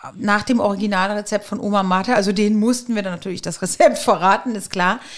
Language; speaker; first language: German; native; German